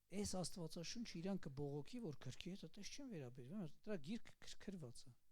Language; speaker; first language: Armenian; native; Armenian